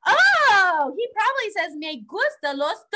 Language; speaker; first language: Spanish; non-native, fluent; English